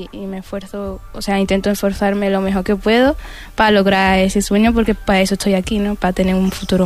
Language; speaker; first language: Spanish; early bilingual, other home language; Arabic